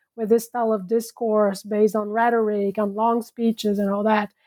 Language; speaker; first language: English; non-native, fluent; Portuguese